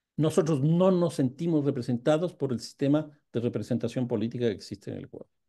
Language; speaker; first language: Spanish; native; Spanish